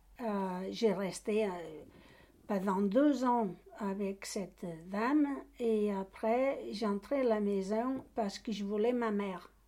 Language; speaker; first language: French; non-native, learner; Portuguese